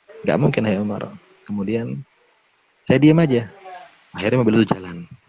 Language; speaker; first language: Indonesian; native; Indonesian